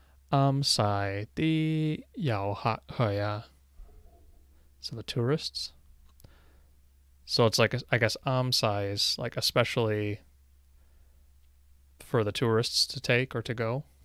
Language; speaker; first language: English; native; English